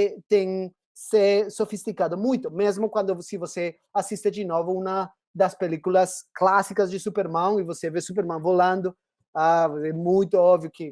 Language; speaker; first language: Portuguese; non-native, fluent; Spanish